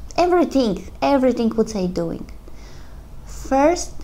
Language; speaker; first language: English; non-native, learner; Polish